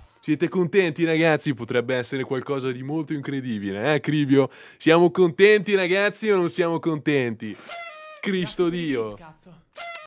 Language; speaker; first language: Italian; native; Italian